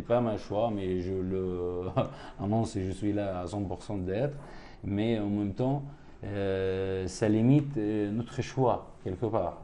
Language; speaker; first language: French; non-native, fluent; Arabic